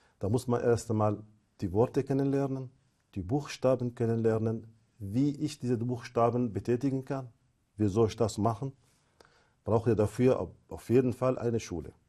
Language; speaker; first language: German; non-native, fluent; Arabic